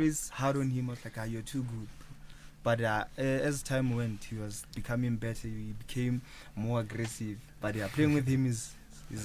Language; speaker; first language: English; non-native, local second language; Northern Sotho